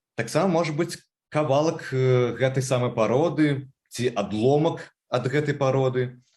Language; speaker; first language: Belarusian; non-native, local second language; Russian